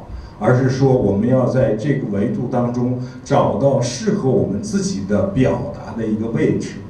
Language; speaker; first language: Chinese; native; Chinese